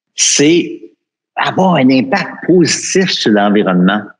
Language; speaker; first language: French; native; French